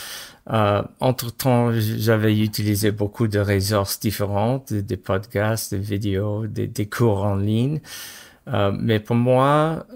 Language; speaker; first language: French; non-native, fluent; English